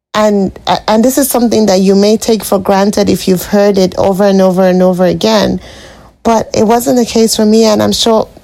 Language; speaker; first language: English; non-native, local second language; Igbo